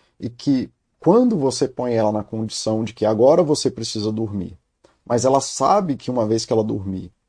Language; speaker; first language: Portuguese; native; Portuguese